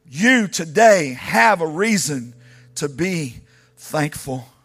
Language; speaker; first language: English; native; English